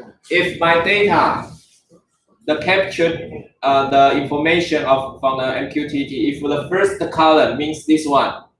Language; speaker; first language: English; non-native, learner; Chinese